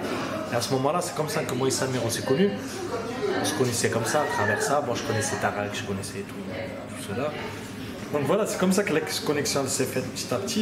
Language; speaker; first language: French; native; French